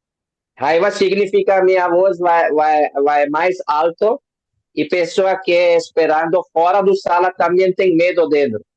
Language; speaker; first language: Portuguese; non-native, learner; Hindi